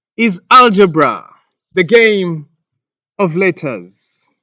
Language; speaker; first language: English; non-native, local second language; Swahili